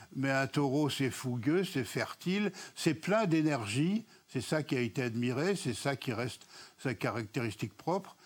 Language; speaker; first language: French; native; French